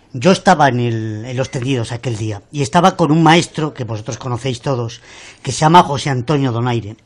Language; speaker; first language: Spanish; native; Spanish